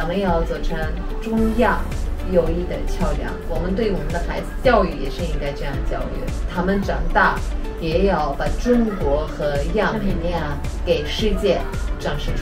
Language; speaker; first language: Chinese; non-native, fluent; Armenian